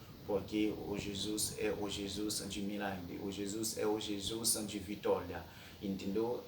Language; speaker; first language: Portuguese; non-native, fluent; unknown